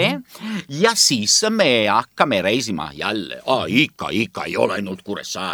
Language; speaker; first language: Estonian; non-native, learner; Italian